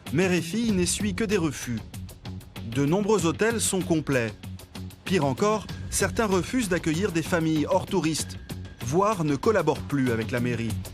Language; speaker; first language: French; native; French